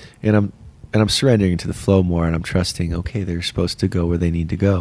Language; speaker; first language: English; native; English